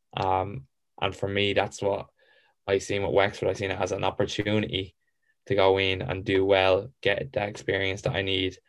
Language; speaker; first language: English; native; English